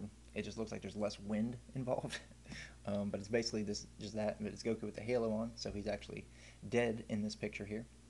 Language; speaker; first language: English; native; English